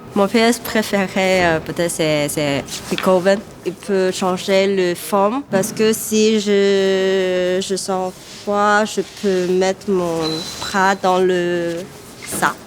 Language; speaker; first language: French; non-native, learner; Chinese